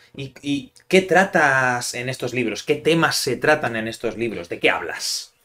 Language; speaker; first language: Spanish; native; Spanish